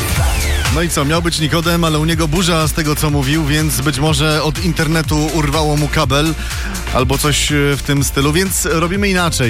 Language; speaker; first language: Polish; native; Polish